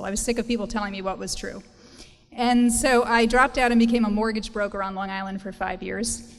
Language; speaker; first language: English; native; English